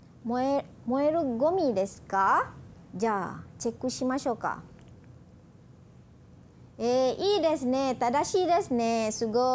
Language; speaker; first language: Japanese; non-native, fluent; Malay